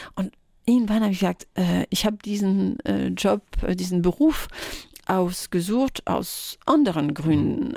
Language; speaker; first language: German; non-native, fluent; French